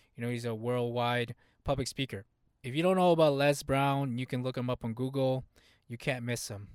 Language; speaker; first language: English; early bilingual, other home language; Hmong